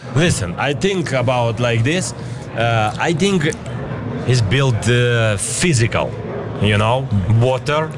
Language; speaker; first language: English; non-native, learner; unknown